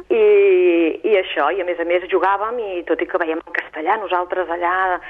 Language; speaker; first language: Catalan; native; Catalan